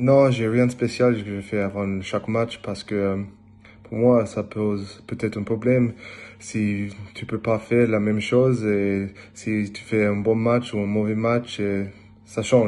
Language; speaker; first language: French; non-native, learner; English